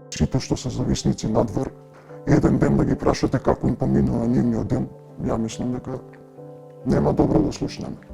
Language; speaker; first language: Macedonian; native; Macedonian